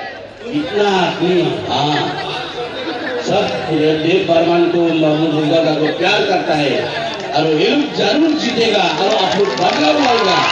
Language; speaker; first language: Hindi; non-native, local second language; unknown